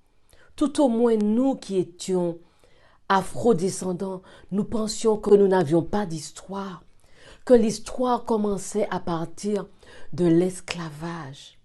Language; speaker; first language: French; native; French